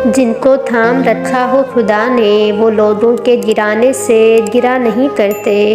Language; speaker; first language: Urdu; native; Urdu